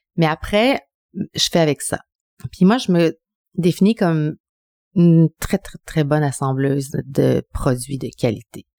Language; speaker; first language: French; early bilingual, other home language; Spanish